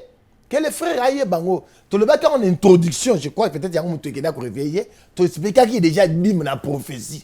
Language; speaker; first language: French; non-native, local second language; Lingala